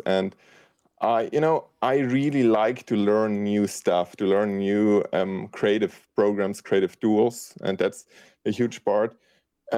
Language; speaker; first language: English; non-native, fluent; German